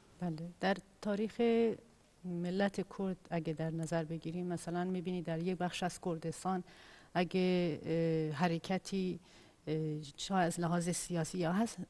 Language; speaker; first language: Persian; non-native, local second language; Kurdish